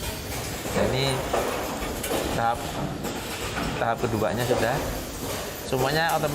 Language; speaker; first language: Indonesian; native; Indonesian